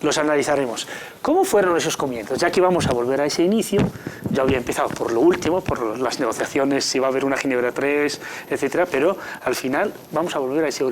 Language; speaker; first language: Spanish; native; Spanish